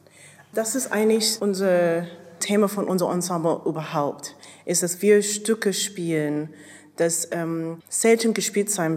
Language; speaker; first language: German; non-native, fluent; English